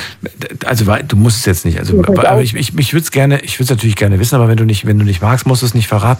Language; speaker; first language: German; native; German